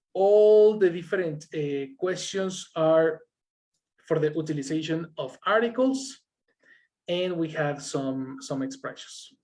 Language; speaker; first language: English; non-native, fluent; Spanish